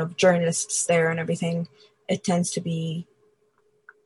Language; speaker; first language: English; native; English